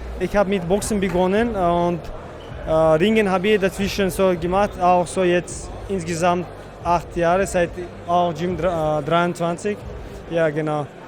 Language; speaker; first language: German; non-native, fluent; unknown